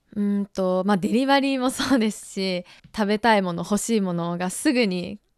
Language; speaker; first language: Japanese; native; Japanese